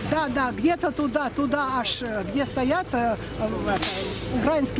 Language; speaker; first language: Russian; native; Russian